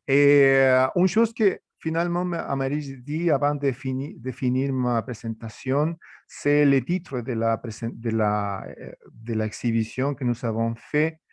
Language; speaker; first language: French; non-native, fluent; Spanish